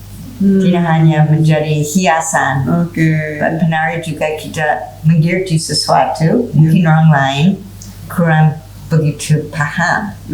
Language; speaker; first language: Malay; non-native, fluent; English